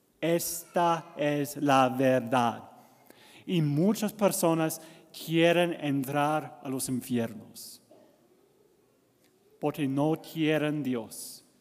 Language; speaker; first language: Spanish; non-native, learner; English